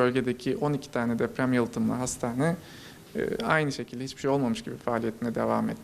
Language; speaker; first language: Turkish; native; Turkish